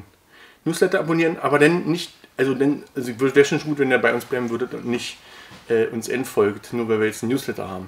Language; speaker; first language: German; native; German